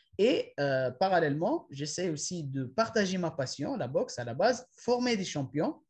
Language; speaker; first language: French; non-native, local second language; Arabic